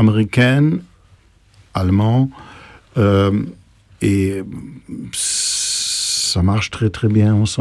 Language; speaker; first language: French; non-native, fluent; German